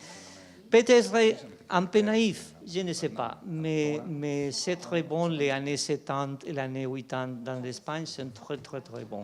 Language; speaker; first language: French; non-native, fluent; Spanish